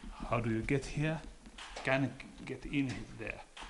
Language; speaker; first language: English; non-native, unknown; Finnish